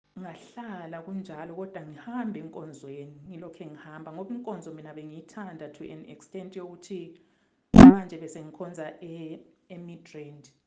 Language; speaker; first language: Zulu; native; Zulu